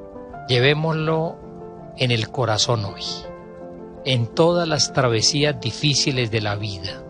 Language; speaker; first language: Spanish; native; Spanish